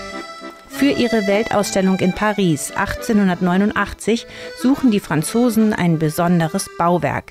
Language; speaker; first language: German; native; German